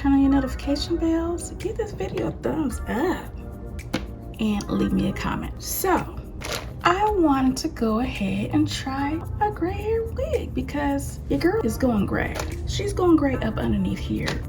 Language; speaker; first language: English; native; English